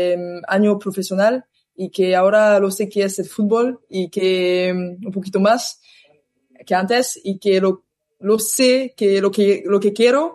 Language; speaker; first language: Spanish; non-native, learner; French